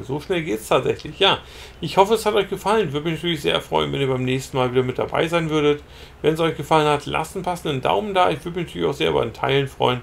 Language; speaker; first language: German; native; German